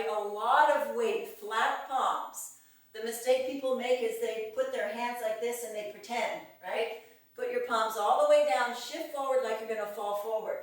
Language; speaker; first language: English; native; English